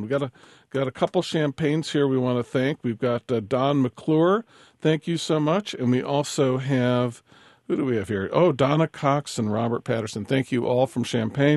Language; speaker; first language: English; native; English